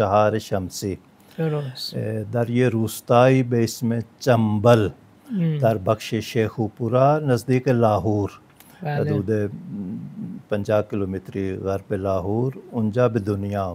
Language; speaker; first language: Persian; non-native, fluent; Punjabi